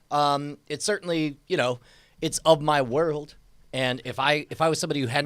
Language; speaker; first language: English; native; English